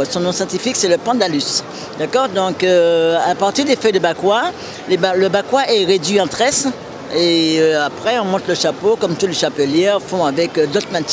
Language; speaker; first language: French; native; French